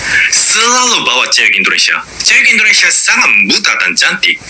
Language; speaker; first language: Indonesian; non-native, fluent; Korean